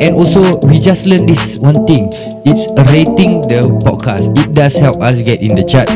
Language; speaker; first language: English; non-native, local second language; Malay